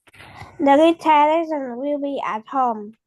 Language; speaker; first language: English; non-native, learner; Vietnamese